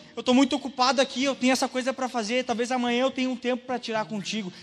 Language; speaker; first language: Portuguese; native; Portuguese